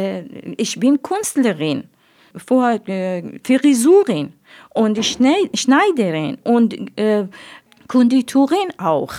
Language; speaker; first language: German; non-native, learner; Persian